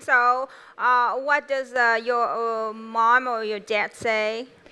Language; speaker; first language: English; non-native, fluent; Vietnamese